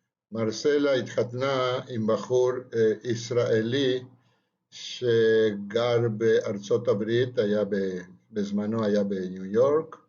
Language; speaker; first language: Hebrew; non-native, fluent; Spanish